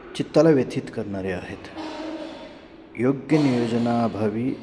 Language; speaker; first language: Marathi; native; Marathi